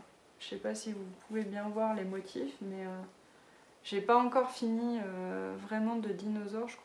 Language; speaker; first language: French; native; French